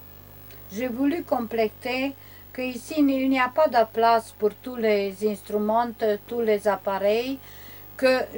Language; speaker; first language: French; non-native, learner; Romanian